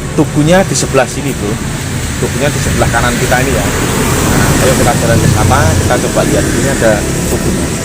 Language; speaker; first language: Indonesian; non-native, local second language; Javanese